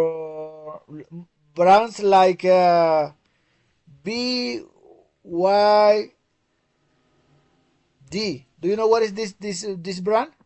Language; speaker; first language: English; non-native, fluent; Spanish